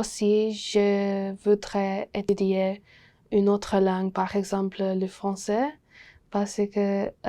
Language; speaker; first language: French; non-native, learner; English